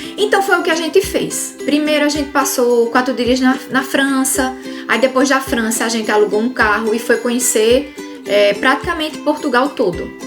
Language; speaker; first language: Portuguese; native; Portuguese